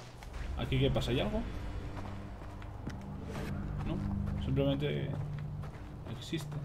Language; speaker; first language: Spanish; native; Spanish